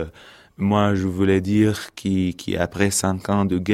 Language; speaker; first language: French; non-native, fluent; Arabic